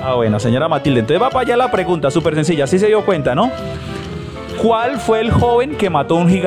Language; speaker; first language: Spanish; native; Spanish